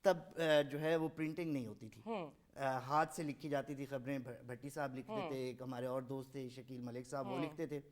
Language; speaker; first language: Urdu; non-native, local second language; Saraiki